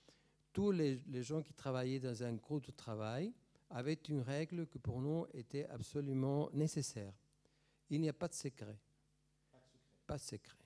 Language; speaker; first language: French; non-native, fluent; Spanish